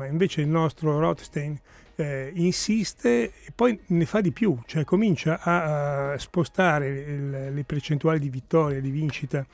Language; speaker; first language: Italian; native; Italian